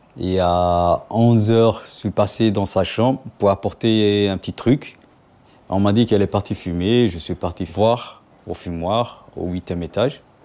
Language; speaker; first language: French; non-native, local second language; Somali